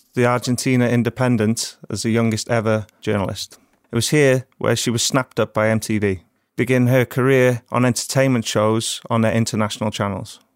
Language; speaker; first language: English; native; English